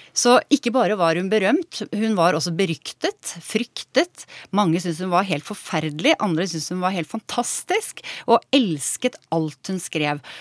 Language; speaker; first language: Norwegian; native; Norwegian